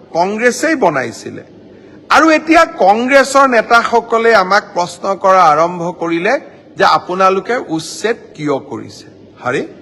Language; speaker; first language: Assamese; native; Assamese